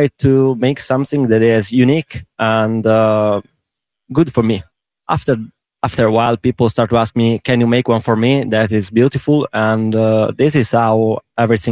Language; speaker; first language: English; non-native, learner; Italian